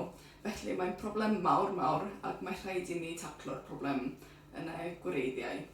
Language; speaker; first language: Welsh; non-native, learner; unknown